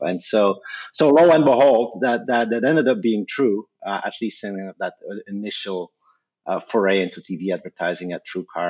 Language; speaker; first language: English; non-native, fluent; Dutch